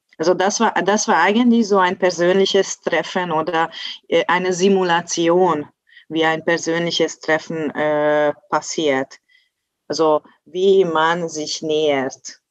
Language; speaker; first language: German; non-native, fluent; Hungarian